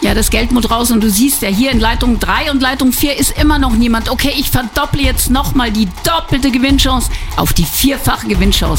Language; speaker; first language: German; native; German